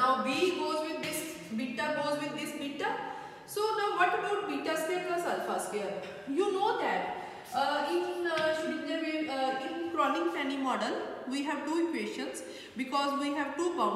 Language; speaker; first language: English; non-native, local second language; Hindi